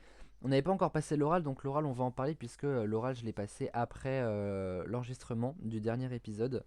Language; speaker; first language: French; native; French